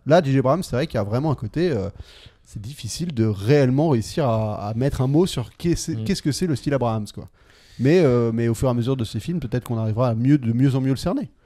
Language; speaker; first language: French; native; French